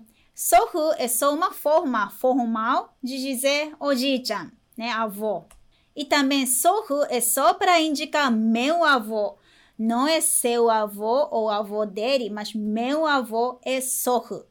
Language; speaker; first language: Portuguese; non-native, fluent; Japanese